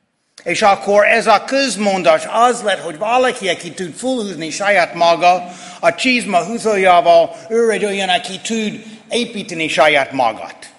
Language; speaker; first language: Hungarian; non-native, fluent; English